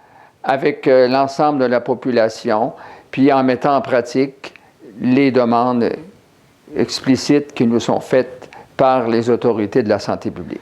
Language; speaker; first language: French; native; French